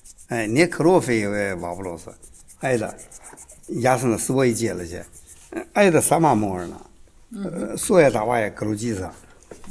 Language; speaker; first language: Russian; non-native, learner; Chinese